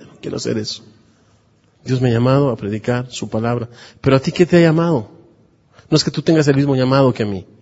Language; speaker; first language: Spanish; native; Spanish